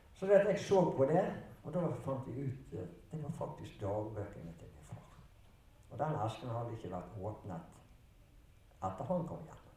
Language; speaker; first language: Norwegian; early bilingual, other home language; German